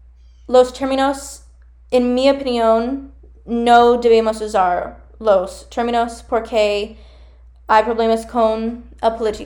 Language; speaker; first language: Spanish; non-native, learner; English